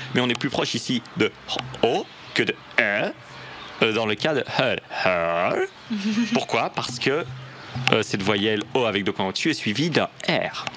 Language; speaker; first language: French; native; French